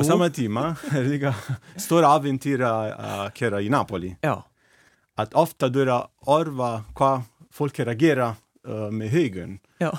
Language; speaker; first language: Icelandic; non-native, learner; Italian